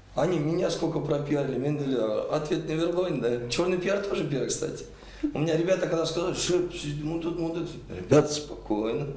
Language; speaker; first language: Russian; non-native, local second language; Kyrgyz